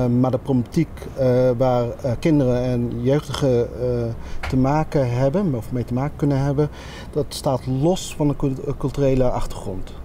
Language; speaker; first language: Dutch; early bilingual, other home language; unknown